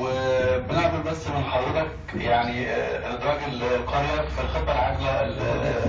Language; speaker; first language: Arabic; native; Arabic